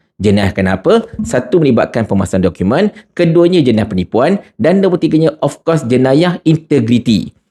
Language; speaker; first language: Malay; native; Malay